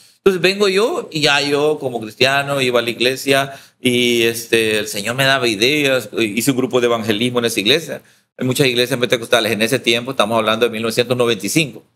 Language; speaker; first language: Spanish; native; Spanish